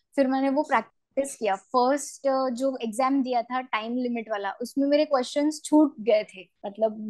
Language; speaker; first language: Hindi; non-native, local second language; Marathi